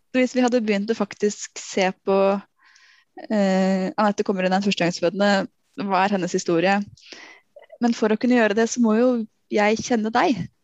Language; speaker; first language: Norwegian; native; Norwegian